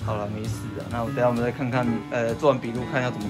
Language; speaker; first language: Chinese; native; Chinese